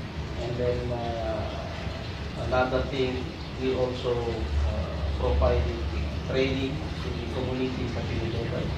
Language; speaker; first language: English; non-native, fluent; Indonesian